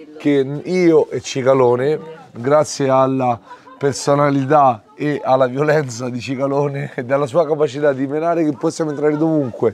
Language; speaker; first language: Italian; native; Italian